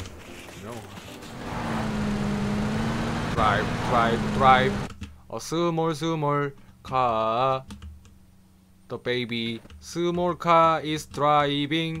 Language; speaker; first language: English; non-native, learner; Korean